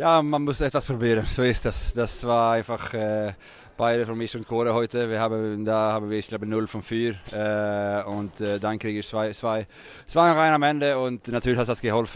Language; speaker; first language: German; non-native, fluent; Swedish